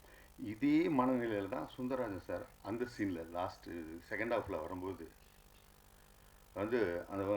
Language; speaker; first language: Tamil; native; Tamil